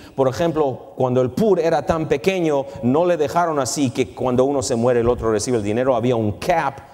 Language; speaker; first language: Spanish; early bilingual, heritage; Spanish